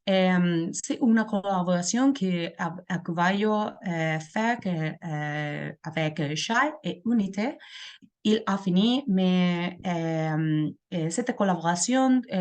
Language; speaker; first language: French; non-native, learner; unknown